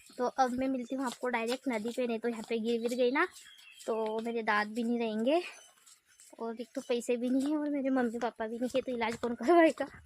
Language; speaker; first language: Hindi; native; Hindi